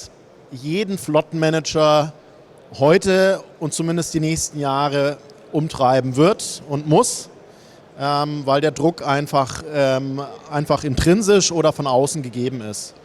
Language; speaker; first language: German; native; German